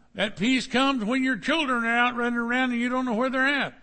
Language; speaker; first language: English; native; English